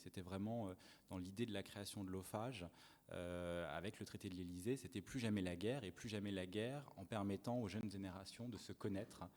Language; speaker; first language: French; native; French